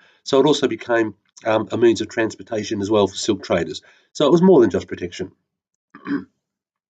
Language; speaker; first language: English; native; English